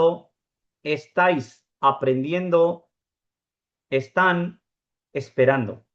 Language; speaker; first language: Spanish; non-native, fluent; Urdu